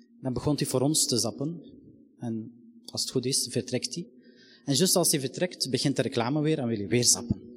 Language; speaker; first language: Dutch; non-native, fluent; Arabic